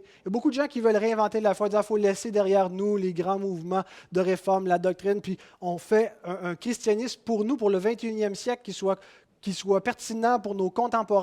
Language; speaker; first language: French; native; French